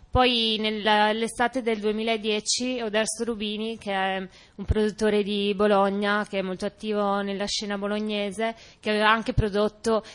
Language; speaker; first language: Italian; native; Italian